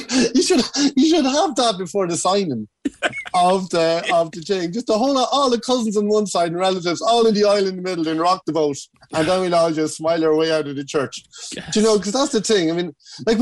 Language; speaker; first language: English; native; English